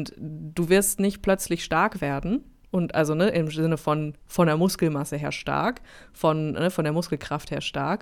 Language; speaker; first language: German; native; German